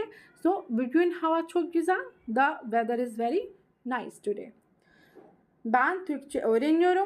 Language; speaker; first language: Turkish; non-native, learner; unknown